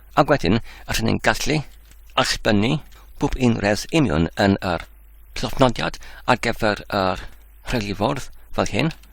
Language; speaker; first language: Welsh; non-native, learner; Dutch